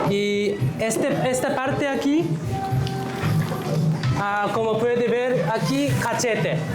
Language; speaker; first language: Spanish; non-native, fluent; Japanese